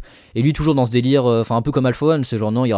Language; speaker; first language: French; native; French